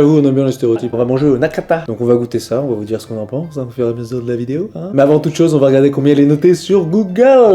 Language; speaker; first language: French; native; French